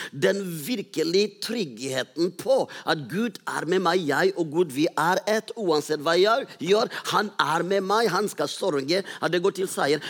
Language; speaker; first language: Norwegian; non-native, fluent; Rundi